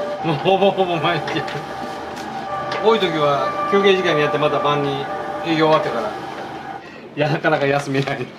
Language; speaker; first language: Japanese; native; Japanese